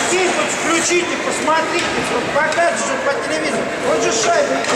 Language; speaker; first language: Russian; native; Russian